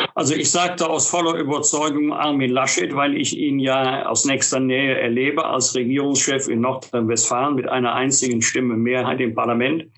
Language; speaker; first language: German; native; German